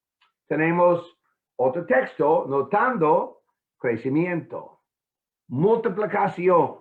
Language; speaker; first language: Spanish; non-native, fluent; English